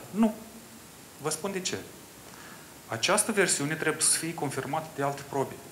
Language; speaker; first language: Romanian; native; Romanian